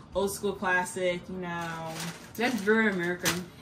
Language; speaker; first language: English; native; English